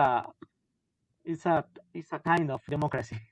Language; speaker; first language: English; non-native, learner; Spanish